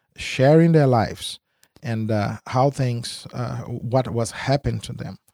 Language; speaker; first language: English; non-native, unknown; Spanish